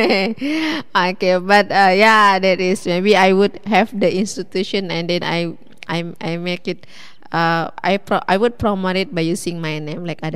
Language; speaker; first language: English; non-native, fluent; Indonesian